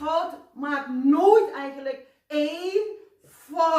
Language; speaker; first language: Dutch; non-native, fluent; Indonesian